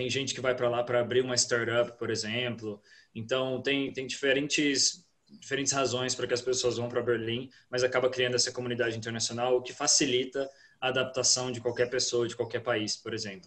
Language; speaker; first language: Portuguese; native; Portuguese